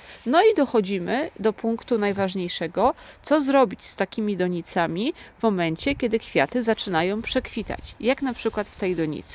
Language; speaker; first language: Polish; native; Polish